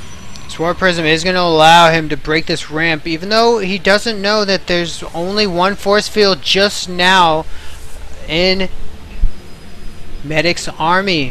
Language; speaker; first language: English; native; English